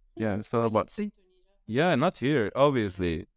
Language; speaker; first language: English; non-native, fluent; Arabic